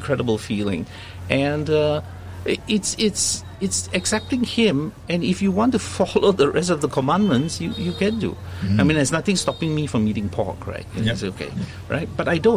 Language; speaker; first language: English; native; English